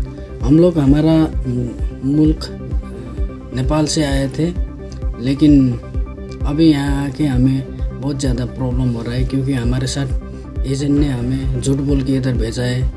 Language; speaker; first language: Hindi; non-native, learner; Nepali